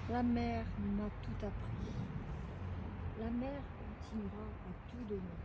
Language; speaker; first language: French; native; French